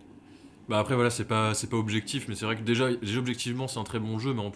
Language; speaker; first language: French; native; French